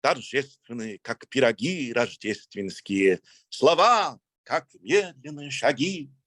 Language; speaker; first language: Russian; non-native, fluent; English